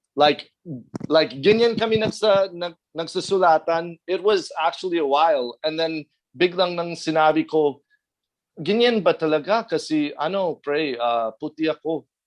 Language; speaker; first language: Filipino; non-native, fluent; English